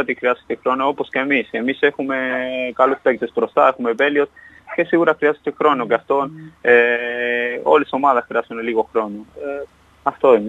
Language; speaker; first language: Greek; non-native, fluent; Spanish